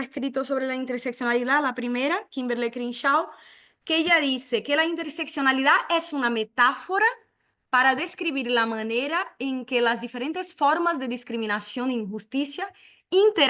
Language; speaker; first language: Spanish; non-native, fluent; Portuguese